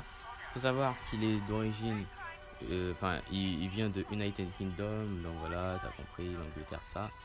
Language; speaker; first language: French; native; French